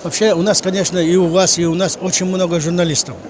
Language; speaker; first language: Russian; non-native, local second language; Kazakh